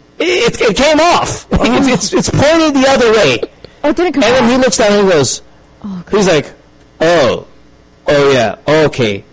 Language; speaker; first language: English; non-native, local second language; Filipino